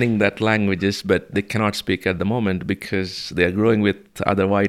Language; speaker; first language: English; non-native, local second language; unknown